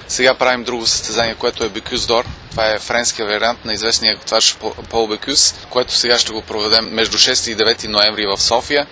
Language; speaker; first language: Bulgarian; non-native, fluent; German